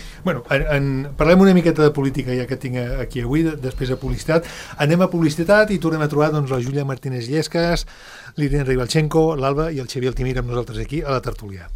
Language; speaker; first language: Catalan; native; Catalan